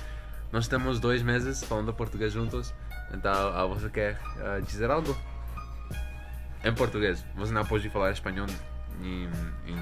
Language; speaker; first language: Portuguese; non-native, learner; Spanish